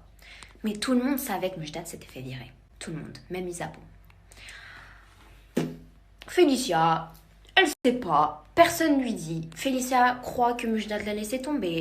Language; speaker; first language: French; native; French